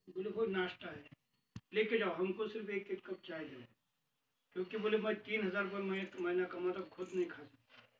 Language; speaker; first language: Hindi; non-native, local second language; Marathi